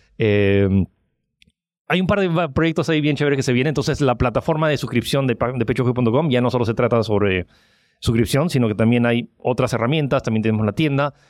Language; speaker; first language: Spanish; early bilingual, other home language; French